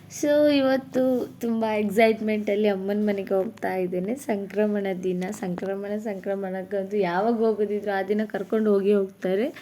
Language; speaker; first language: Kannada; non-native, local second language; Tulu